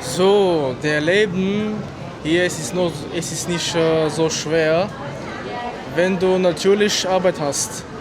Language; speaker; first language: German; non-native, fluent; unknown